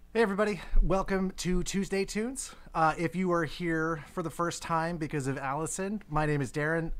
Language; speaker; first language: English; native; English